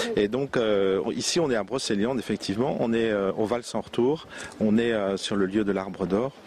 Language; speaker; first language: French; non-native, local second language; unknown